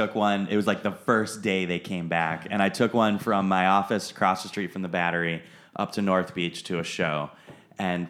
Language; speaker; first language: English; native; English